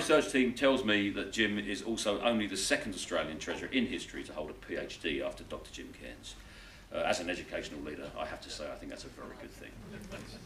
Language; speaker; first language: English; native; English